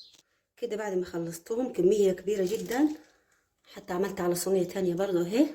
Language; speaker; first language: Arabic; native; Arabic